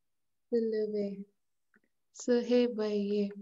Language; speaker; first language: French; non-native, learner; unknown